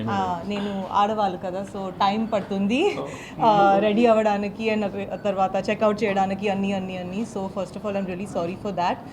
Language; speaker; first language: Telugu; non-native, learner; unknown